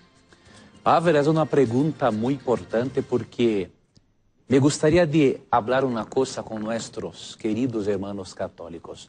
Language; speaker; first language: Spanish; non-native, fluent; Portuguese